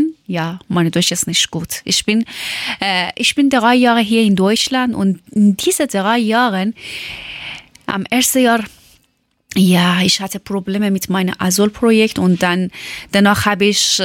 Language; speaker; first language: German; non-native, learner; Persian